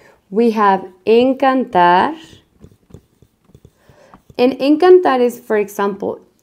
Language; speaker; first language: English; non-native, fluent; Spanish